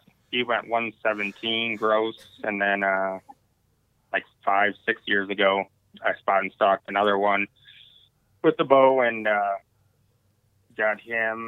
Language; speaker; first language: English; native; English